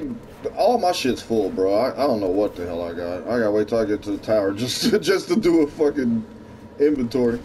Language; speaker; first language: English; native; English